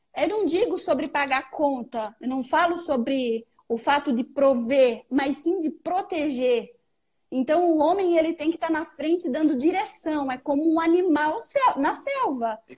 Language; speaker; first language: Portuguese; native; Portuguese